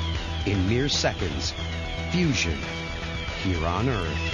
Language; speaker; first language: English; native; English